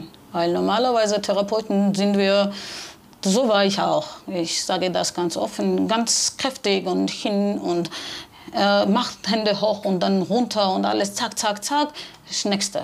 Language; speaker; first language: German; non-native, fluent; Georgian